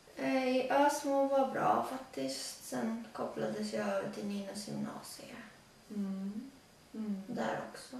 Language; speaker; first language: Swedish; early bilingual, other home language; Latvian